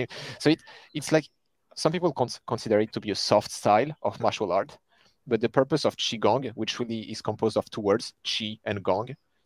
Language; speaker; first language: English; non-native, fluent; French